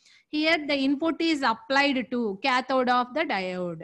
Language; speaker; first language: English; non-native, local second language; Telugu